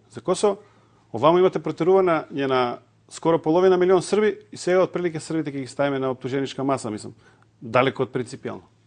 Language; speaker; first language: Macedonian; non-native, local second language; Serbian